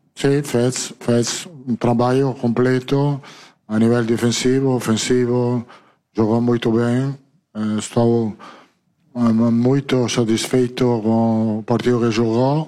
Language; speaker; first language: Portuguese; non-native, learner; Italian